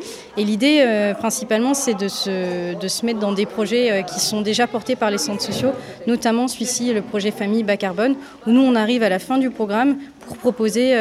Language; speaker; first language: French; native; French